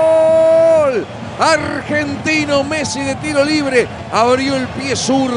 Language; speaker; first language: Spanish; native; Spanish